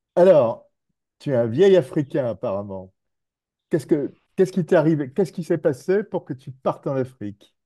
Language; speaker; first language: French; native; French